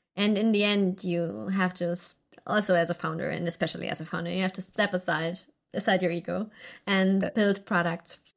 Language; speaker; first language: English; non-native, fluent; Italian